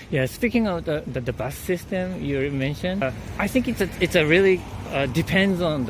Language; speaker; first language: English; non-native, learner; Japanese